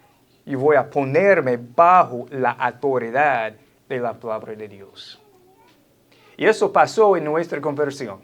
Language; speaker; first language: Spanish; non-native, fluent; English